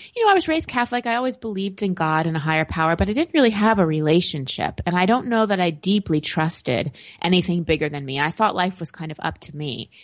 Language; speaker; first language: English; native; English